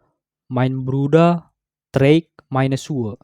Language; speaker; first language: German; non-native, learner; Indonesian